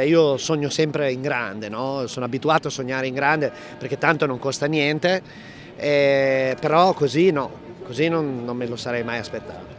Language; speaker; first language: Italian; native; Italian